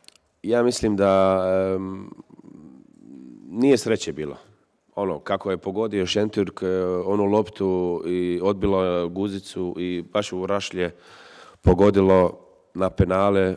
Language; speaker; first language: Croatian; early bilingual, heritage; Croatian